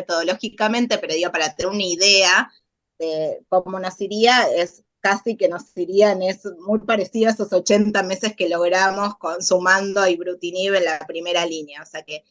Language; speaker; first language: Spanish; native; Spanish